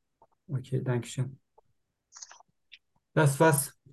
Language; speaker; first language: German; non-native, learner; Turkish